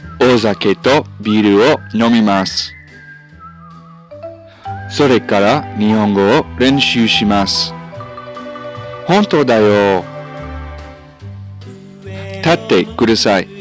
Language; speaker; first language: Japanese; non-native, learner; English